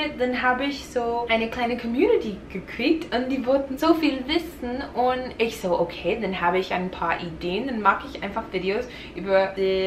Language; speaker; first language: German; non-native, fluent; English